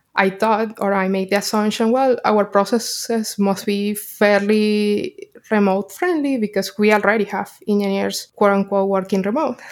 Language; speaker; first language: English; non-native, fluent; Spanish